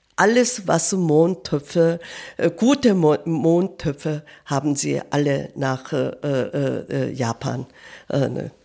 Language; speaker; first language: German; non-native, learner; Korean